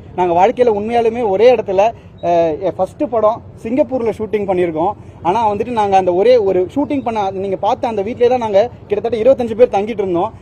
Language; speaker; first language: Tamil; native; Tamil